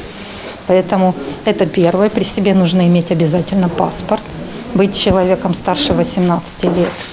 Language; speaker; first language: Russian; native; Russian